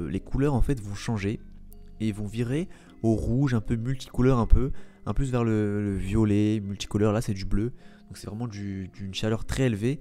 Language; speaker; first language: French; native; French